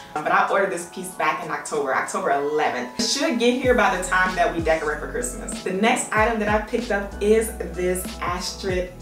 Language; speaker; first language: English; native; English